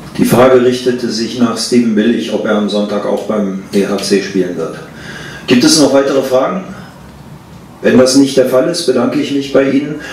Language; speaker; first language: German; native; German